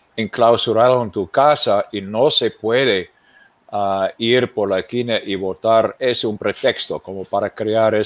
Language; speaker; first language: Spanish; non-native, fluent; English